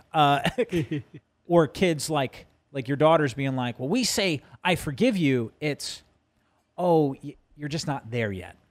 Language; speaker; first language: English; native; English